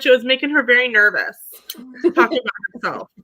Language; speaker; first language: English; native; English